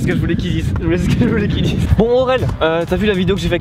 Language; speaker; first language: French; native; French